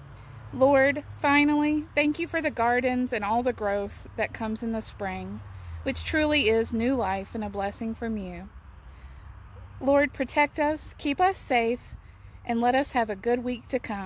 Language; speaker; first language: English; native; English